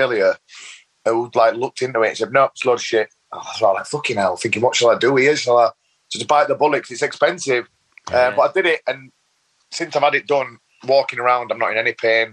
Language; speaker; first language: English; native; English